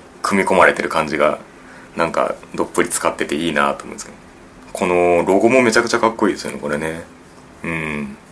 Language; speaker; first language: Japanese; native; Japanese